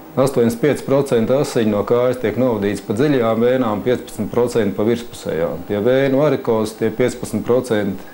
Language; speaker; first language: Latvian; native; Latvian